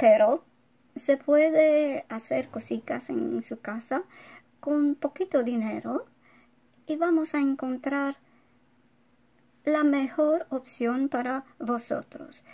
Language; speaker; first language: Spanish; non-native, fluent; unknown